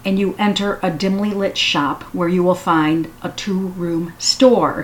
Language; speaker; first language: English; native; English